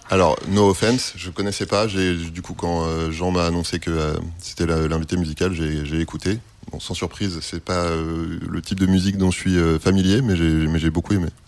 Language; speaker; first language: French; native; French